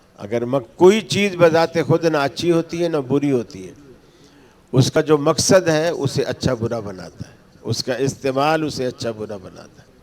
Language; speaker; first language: Urdu; non-native, local second language; Punjabi